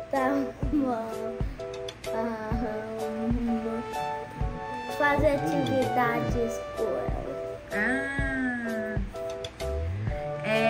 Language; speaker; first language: Portuguese; early bilingual, heritage; Portuguese